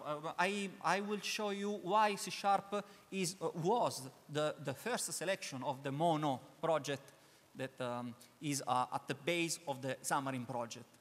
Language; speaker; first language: English; non-native, learner; Italian